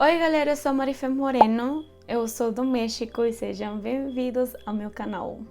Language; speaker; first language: Portuguese; non-native, fluent; Spanish